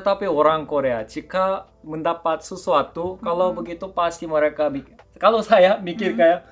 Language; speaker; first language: Indonesian; non-native, fluent; Korean